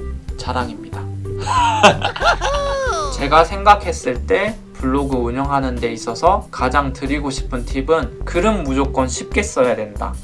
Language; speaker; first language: Korean; native; Korean